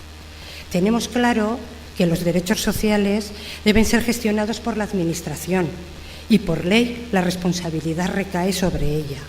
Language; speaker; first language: Spanish; native; Spanish